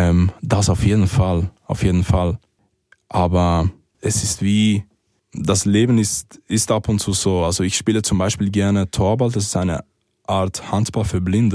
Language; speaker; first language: German; early bilingual, other home language; Spanish